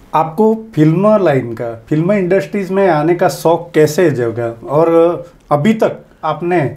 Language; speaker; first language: Hindi; native; Hindi